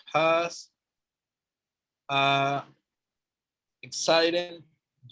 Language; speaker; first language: English; non-native, learner; Spanish